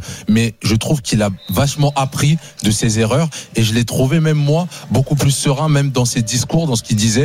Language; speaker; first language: French; native; French